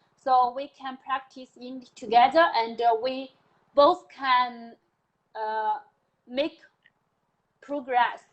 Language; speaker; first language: English; non-native, learner; Chinese